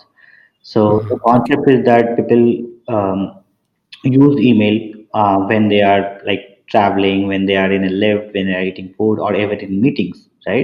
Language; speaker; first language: English; non-native, local second language; Hindi